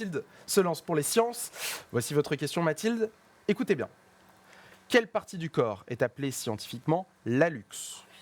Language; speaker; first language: French; native; French